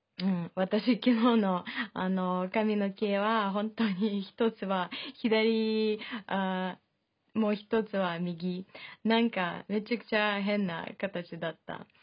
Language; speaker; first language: Japanese; non-native, fluent; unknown